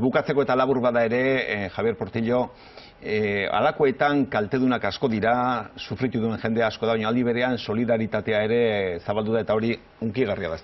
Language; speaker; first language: Basque; native; Basque